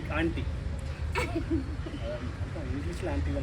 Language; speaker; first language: Malayalam; non-native, learner; Tamil